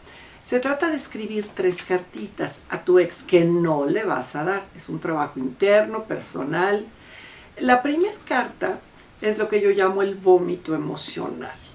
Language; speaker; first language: Spanish; native; Spanish